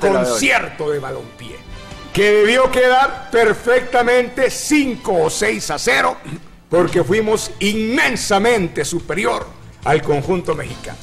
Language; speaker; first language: Spanish; native; Spanish